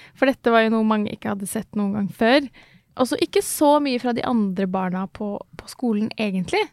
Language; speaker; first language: Norwegian; native; Norwegian